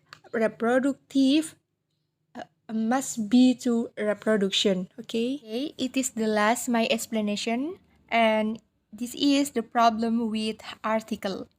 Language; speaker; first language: English; non-native, learner; Indonesian